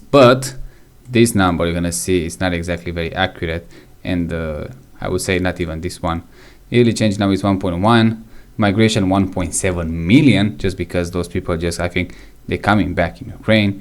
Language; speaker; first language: English; non-native, fluent; Romanian